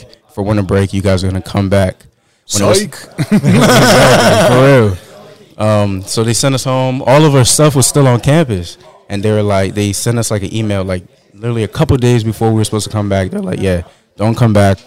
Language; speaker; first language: English; native; English